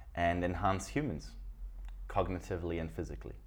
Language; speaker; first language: English; early bilingual, other home language; Italian